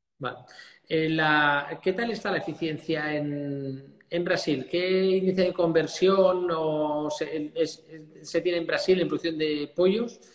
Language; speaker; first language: Spanish; native; Spanish